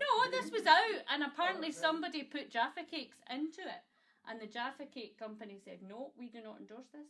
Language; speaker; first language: English; native; English